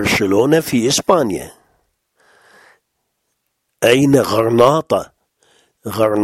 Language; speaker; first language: Arabic; non-native, fluent; French